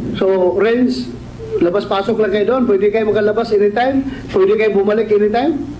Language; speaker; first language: Filipino; non-native, local second language; Cebuano